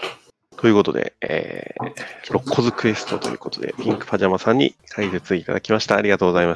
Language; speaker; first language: Japanese; native; Japanese